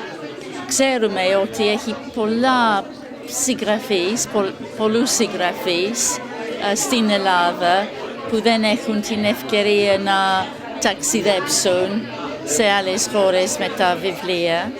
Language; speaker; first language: Greek; non-native, learner; English